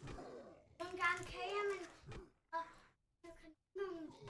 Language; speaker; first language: Danish; early bilingual, other home language; Vietnamese